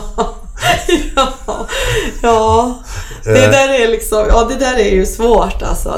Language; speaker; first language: Swedish; native; Swedish